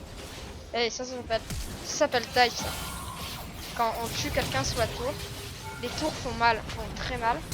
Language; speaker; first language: French; native; French